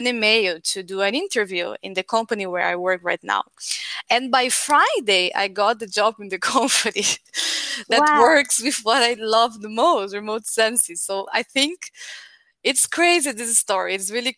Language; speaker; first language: English; non-native, fluent; Portuguese